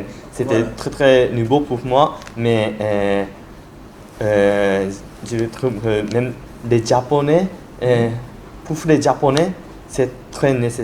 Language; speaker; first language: French; non-native, learner; Japanese